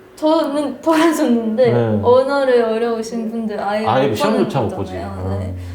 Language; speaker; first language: Korean; non-native, fluent; Russian